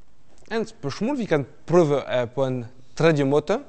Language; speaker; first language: Norwegian; non-native, fluent; French